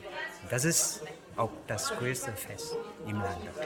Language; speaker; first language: German; non-native, fluent; Vietnamese